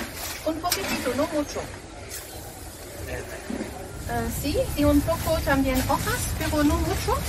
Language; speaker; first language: Spanish; non-native, learner; German